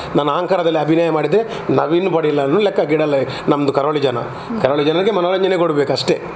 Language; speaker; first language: Kannada; non-native, local second language; Tulu